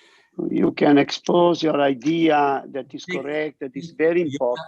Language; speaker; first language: English; non-native, learner; Italian